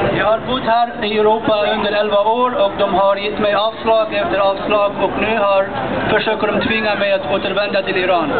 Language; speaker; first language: Swedish; non-native, fluent; Persian